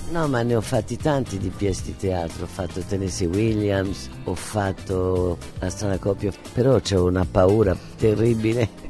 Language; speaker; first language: Italian; early bilingual, heritage; French